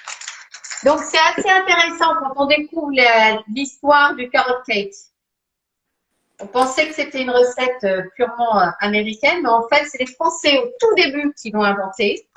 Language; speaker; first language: French; native; French